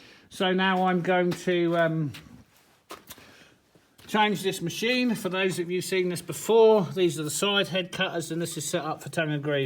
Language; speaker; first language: English; native; English